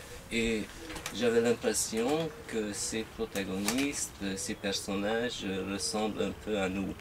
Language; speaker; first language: French; non-native, fluent; Hungarian